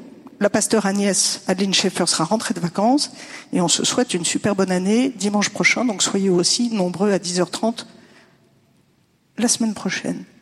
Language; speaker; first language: French; native; French